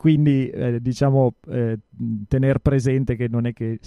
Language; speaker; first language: Italian; native; Italian